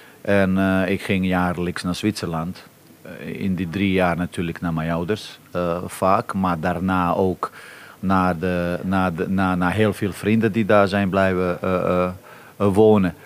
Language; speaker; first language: Dutch; non-native, fluent; Bosnian